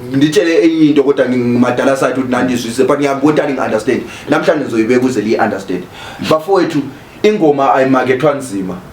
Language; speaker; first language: Zulu; native; Zulu